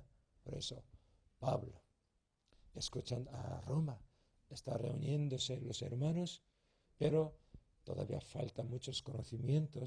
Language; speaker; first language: Spanish; non-native, learner; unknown